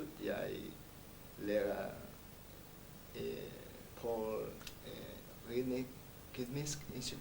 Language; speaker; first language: Danish; non-native, learner; Spanish